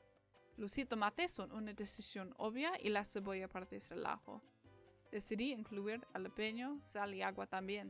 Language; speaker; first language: Spanish; non-native, learner; English